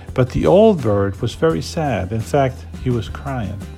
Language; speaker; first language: English; non-native, fluent; Polish